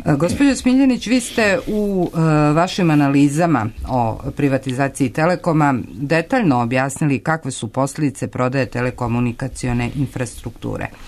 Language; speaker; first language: Serbian; native; Serbian